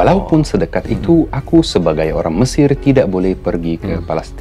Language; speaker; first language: Indonesian; non-native, fluent; Arabic